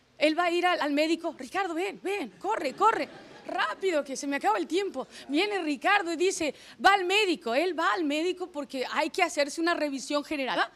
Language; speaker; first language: Spanish; native; Spanish